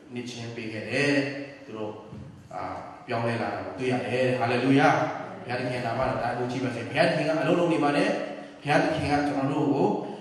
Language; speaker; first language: Burmese; non-native, local second language; Tedim Chin